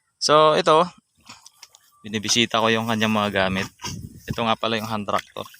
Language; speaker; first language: Filipino; native; Filipino